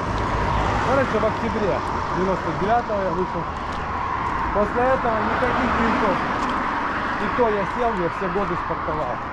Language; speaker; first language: Russian; native; Russian